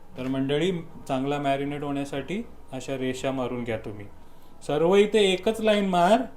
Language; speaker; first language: Marathi; native; Marathi